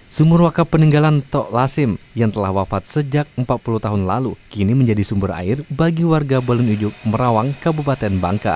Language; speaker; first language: Indonesian; native; Indonesian